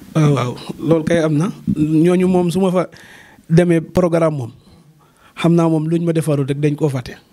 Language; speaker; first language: Wolof; native; Wolof